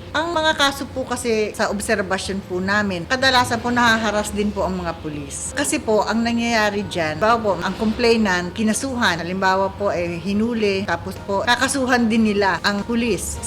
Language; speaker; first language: Filipino; native; Filipino